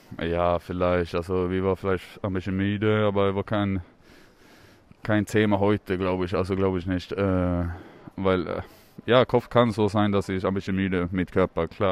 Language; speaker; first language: German; non-native, learner; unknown